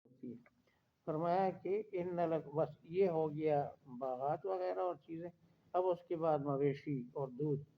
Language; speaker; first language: Urdu; non-native, local second language; Punjabi